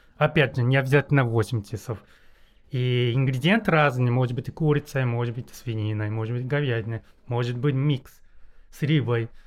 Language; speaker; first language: Russian; non-native, learner; Japanese